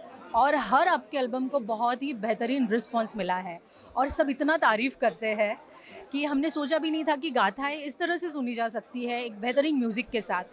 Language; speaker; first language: Hindi; native; Hindi